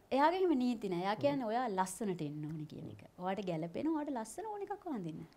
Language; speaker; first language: Sinhala; native; Sinhala